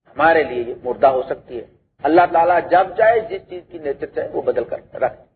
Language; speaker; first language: Urdu; non-native, local second language; Punjabi